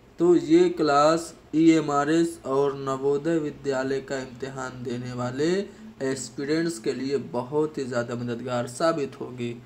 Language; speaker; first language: Urdu; native; Urdu